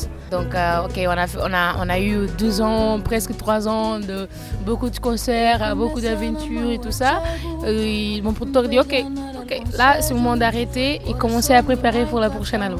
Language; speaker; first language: French; non-native, fluent; Kabuverdianu